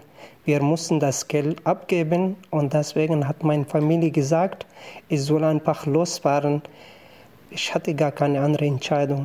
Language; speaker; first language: German; non-native, fluent; Pashto